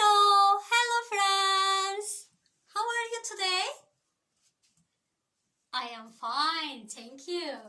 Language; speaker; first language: English; non-native, learner; Turkish